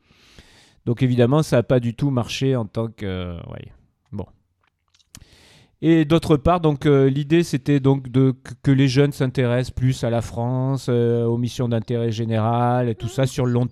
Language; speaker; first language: French; native; French